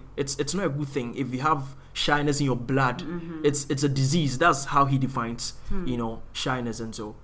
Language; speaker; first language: English; non-native, local second language; Akan